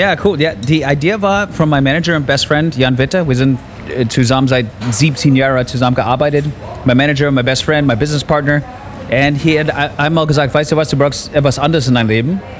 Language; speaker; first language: German; non-native, learner; English